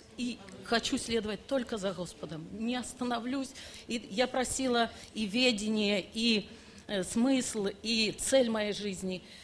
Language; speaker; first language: Russian; native; Russian